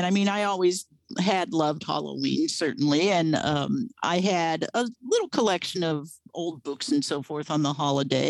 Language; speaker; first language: English; native; English